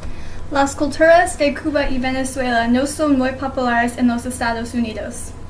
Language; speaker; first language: Spanish; non-native, learner; English